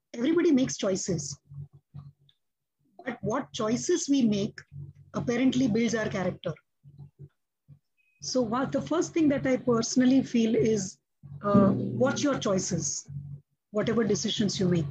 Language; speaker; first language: English; non-native, local second language; Gujarati